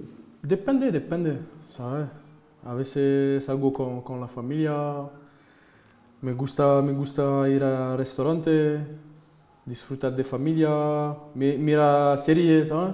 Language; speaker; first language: Spanish; non-native, fluent; French